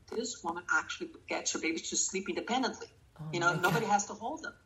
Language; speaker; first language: English; non-native, fluent; Portuguese